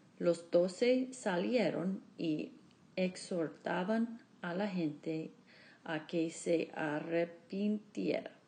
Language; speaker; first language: Spanish; non-native, learner; English